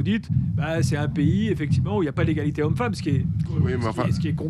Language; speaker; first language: French; native; French